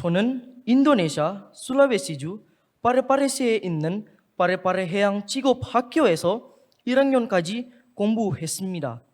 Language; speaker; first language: Korean; non-native, learner; Indonesian